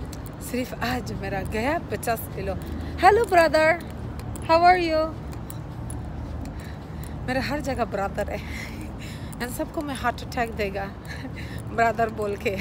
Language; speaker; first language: Hindi; non-native, local second language; Pashto